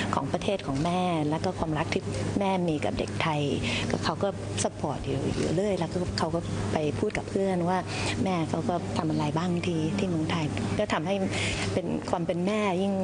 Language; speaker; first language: Thai; early bilingual, heritage; Thai